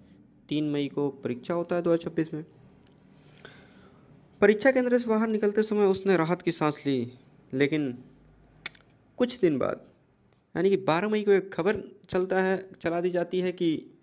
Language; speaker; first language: Hindi; native; Hindi